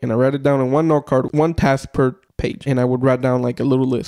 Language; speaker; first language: English; early bilingual, other home language; Spanish